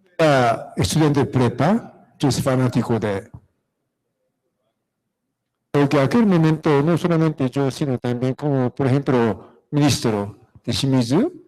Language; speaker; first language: Spanish; non-native, fluent; Japanese